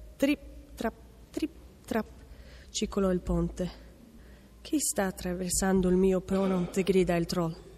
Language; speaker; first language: Italian; non-native, fluent; Norwegian